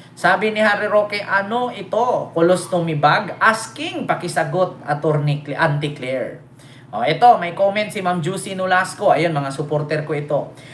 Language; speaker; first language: Filipino; native; Filipino